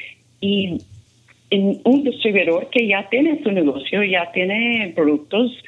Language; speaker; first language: Spanish; non-native, fluent; English